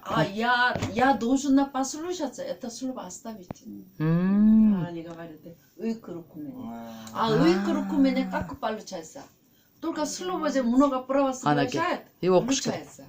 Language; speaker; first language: Russian; non-native, learner; Korean